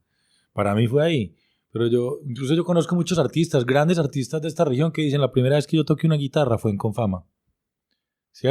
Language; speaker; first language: Spanish; native; Spanish